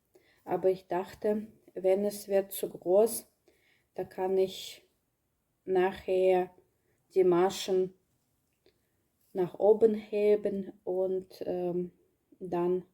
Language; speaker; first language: German; non-native, learner; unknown